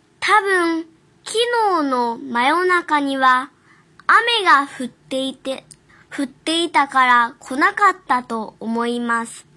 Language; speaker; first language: Japanese; non-native, fluent; Chinese